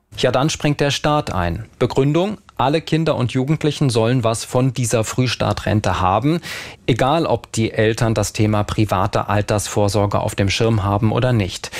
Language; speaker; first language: German; native; German